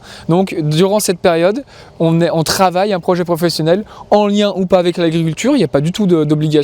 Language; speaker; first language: French; native; French